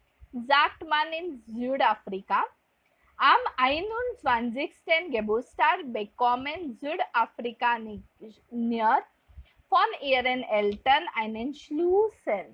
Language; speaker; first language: German; non-native, fluent; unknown